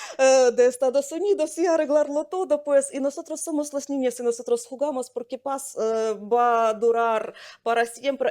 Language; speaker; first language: Spanish; non-native, fluent; Ukrainian